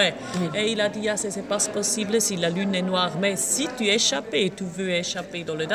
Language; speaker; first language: French; non-native, local second language; German